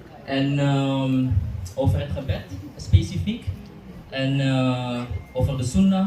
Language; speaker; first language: Dutch; early bilingual, other home language; Indonesian